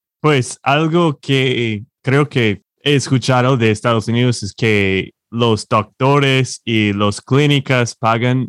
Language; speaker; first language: Spanish; non-native, fluent; English